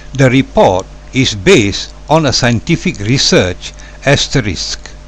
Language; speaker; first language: English; non-native, local second language; Malay